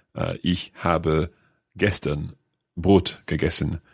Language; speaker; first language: German; non-native, learner; English